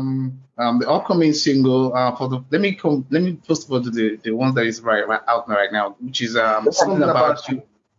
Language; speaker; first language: English; non-native, local second language; Yoruba